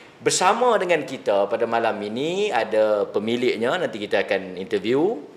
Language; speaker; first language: Malay; native; Malay